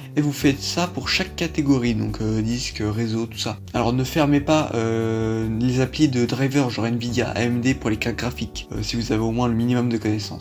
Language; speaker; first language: French; native; French